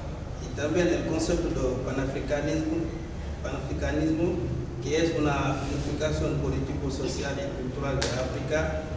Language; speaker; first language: Spanish; non-native, learner; Wolof